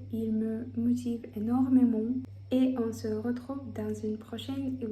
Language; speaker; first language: French; non-native, fluent; Russian